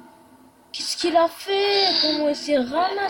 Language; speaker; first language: French; native; French